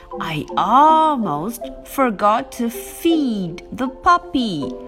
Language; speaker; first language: English; non-native, fluent; Chinese